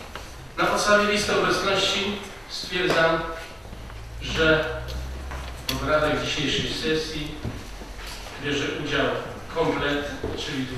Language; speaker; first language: Polish; native; Polish